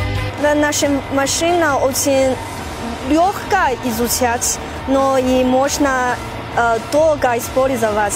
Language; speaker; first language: Russian; non-native, learner; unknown